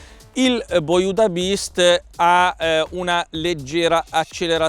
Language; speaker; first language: Italian; native; Italian